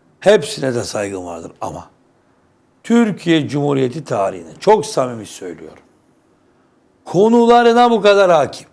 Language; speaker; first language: Turkish; native; Turkish